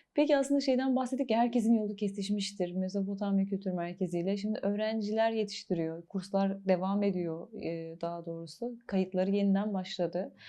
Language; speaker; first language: Turkish; native; Turkish